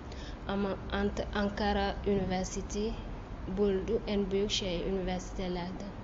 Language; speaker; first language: Turkish; non-native, learner; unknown